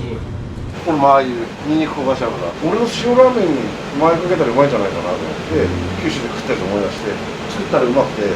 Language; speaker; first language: Japanese; native; Japanese